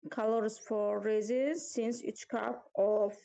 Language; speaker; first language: English; non-native, fluent; Azerbaijani